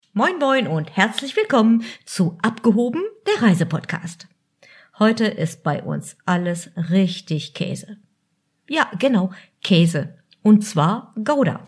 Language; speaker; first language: German; native; German